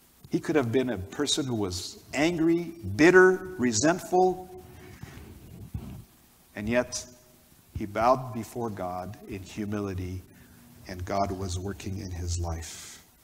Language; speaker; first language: English; non-native, fluent; Armenian